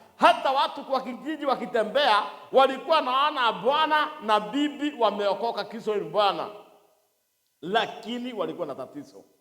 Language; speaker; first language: Swahili; non-native, local second language; Kikuyu